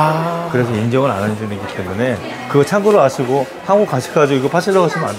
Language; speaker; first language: Korean; native; Korean